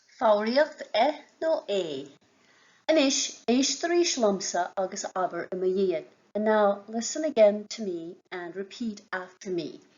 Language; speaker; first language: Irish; non-native, local second language; English